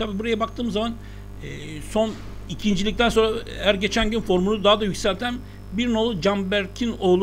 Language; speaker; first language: Turkish; native; Turkish